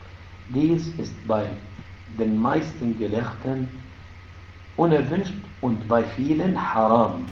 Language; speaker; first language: German; non-native, fluent; Arabic